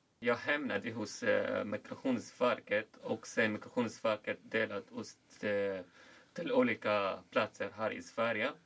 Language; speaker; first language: Swedish; non-native, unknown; Arabic